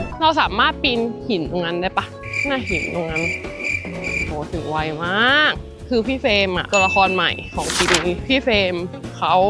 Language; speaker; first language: Thai; native; Thai